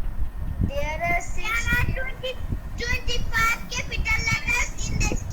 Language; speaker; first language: English; non-native, learner; Bangla